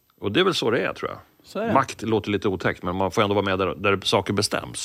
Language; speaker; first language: Swedish; native; Swedish